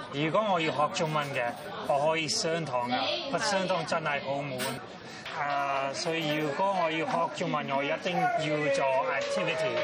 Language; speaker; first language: Chinese; non-native, local second language; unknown